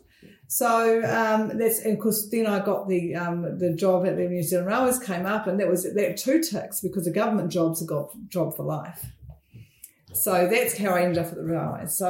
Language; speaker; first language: English; native; English